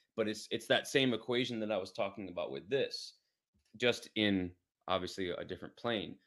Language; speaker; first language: English; native; English